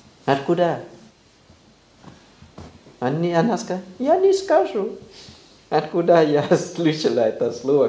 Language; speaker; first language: Russian; non-native, fluent; Thai